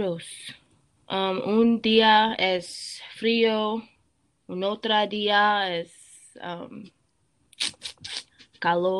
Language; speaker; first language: Spanish; non-native, learner; English